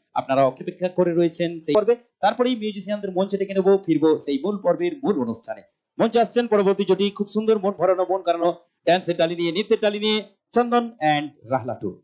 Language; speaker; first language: Bangla; non-native, local second language; Santali